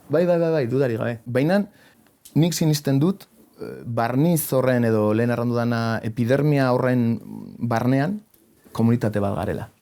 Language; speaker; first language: Basque; non-native, local second language; Spanish